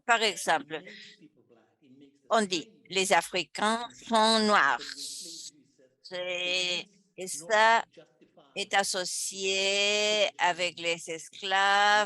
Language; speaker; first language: French; non-native, fluent; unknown